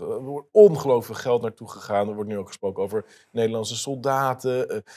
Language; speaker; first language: Dutch; native; Dutch